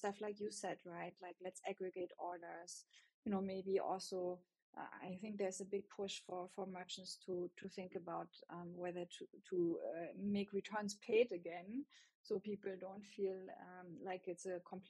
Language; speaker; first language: English; non-native, fluent; German